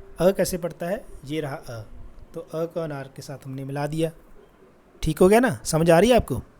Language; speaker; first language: Hindi; non-native, local second language; Punjabi